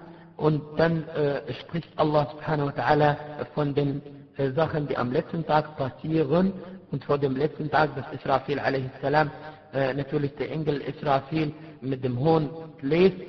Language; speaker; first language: German; non-native, fluent; Arabic